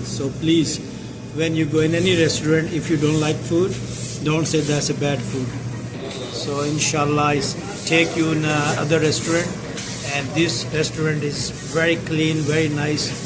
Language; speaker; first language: English; non-native, learner; Urdu